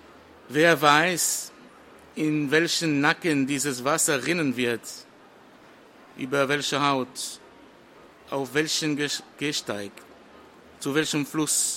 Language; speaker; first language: German; non-native, fluent; French